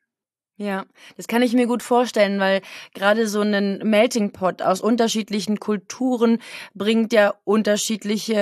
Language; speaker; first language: German; native; German